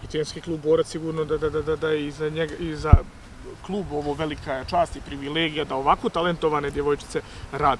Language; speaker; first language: Serbian; native; Serbian